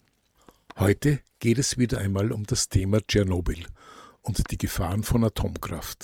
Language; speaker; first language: German; native; German